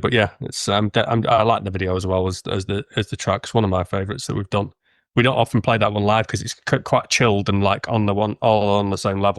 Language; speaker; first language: English; native; English